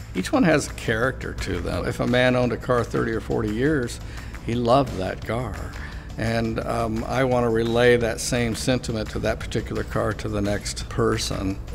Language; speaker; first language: English; native; English